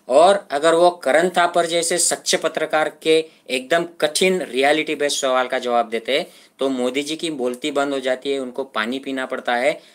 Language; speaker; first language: Hindi; non-native, local second language; Marathi